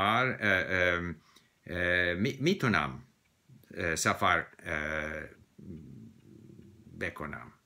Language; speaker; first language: Persian; non-native, learner; English